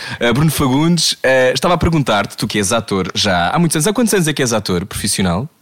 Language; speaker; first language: Portuguese; native; Portuguese